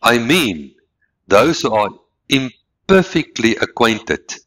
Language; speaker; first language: English; non-native, local second language; Afrikaans